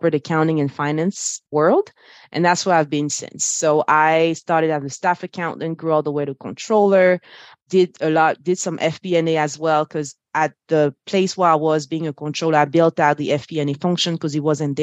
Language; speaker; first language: English; non-native, fluent; French